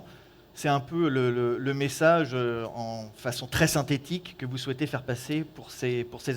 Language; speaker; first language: French; native; French